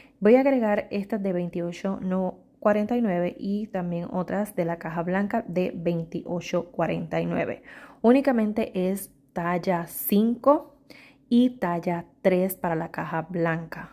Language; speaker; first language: Spanish; native; Spanish